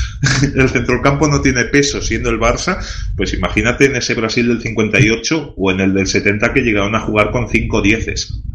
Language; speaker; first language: Spanish; non-native, local second language; Catalan